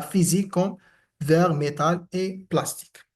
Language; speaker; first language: French; non-native, local second language; Arabic